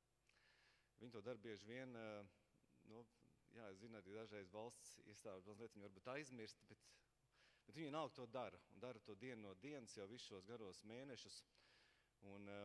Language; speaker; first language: Latvian; native; Latvian